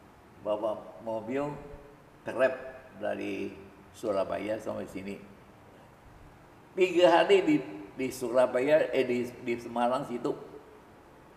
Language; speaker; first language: Indonesian; early bilingual, other home language; Min Nan Chinese